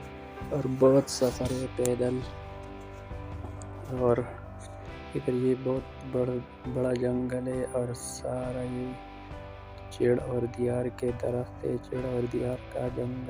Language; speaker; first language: Hindi; non-native, local second language; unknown